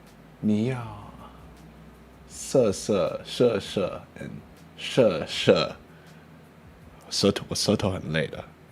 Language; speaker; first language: Chinese; non-native, learner; English